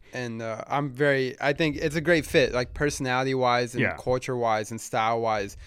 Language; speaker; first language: English; native; English